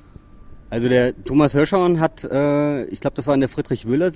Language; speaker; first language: German; native; German